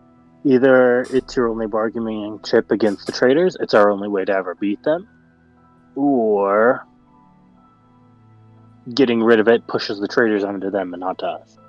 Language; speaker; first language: English; native; English